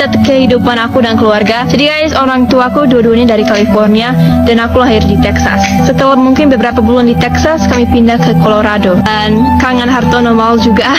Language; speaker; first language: Indonesian; early bilingual, other home language; English